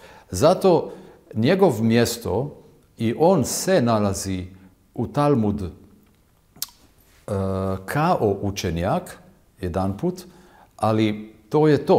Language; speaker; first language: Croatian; non-native, fluent; Hebrew